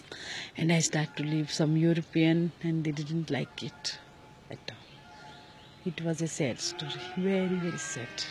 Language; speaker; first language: English; non-native, local second language; Hindi